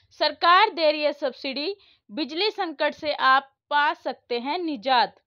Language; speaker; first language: Hindi; native; Hindi